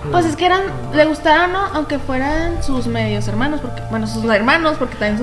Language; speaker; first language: Spanish; native; Spanish